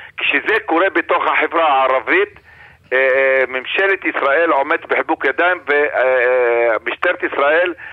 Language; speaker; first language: Hebrew; non-native, local second language; Arabic